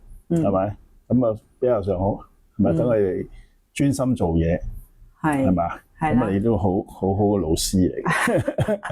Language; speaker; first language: Cantonese; native; Cantonese